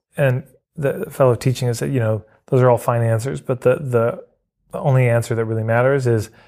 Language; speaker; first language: English; native; English